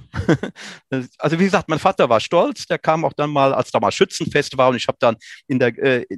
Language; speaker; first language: German; native; German